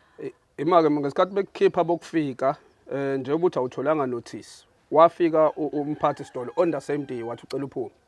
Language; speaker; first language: Zulu; native; Zulu